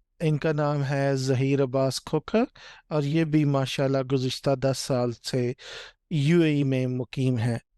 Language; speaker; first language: Urdu; non-native, local second language; Punjabi